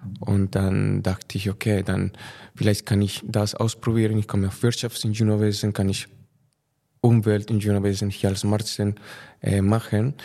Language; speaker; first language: German; non-native, fluent; Spanish